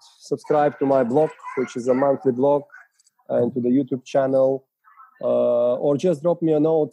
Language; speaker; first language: English; non-native, fluent; Bulgarian